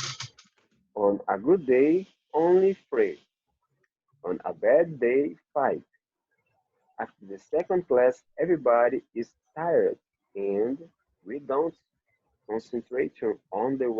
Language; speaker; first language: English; non-native, learner; Portuguese